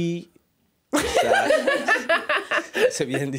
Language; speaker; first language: French; non-native, learner; Spanish